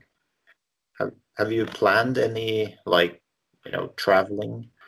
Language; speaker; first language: English; non-native, fluent; Norwegian